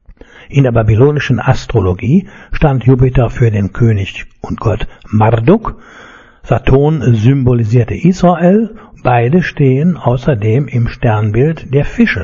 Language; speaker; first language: German; native; German